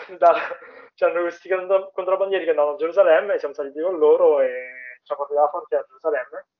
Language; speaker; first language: Italian; native; Italian